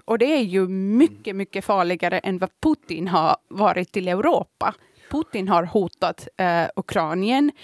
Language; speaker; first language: Swedish; early bilingual, other home language; Kurdish